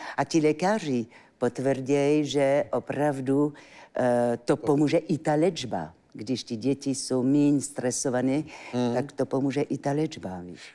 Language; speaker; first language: Czech; non-native, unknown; French